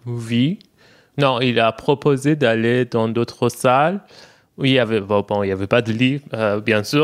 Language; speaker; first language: French; non-native, fluent; Persian